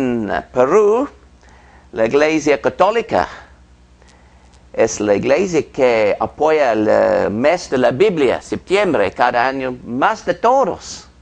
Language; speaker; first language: Spanish; non-native, fluent; English